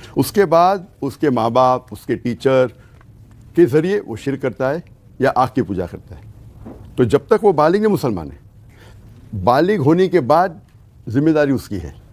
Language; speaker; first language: Urdu; non-native, local second language; Konkani